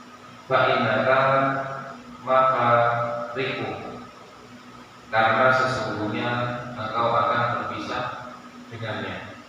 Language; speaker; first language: Indonesian; non-native, local second language; Javanese